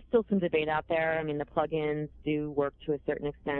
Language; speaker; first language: English; native; English